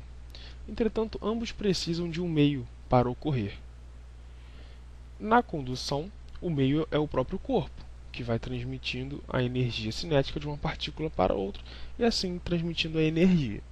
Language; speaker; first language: Portuguese; native; Portuguese